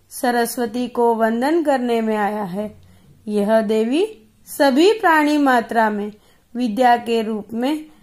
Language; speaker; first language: Hindi; non-native, local second language; Gujarati